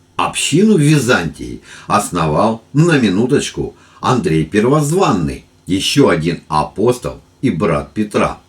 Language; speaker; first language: Russian; native; Russian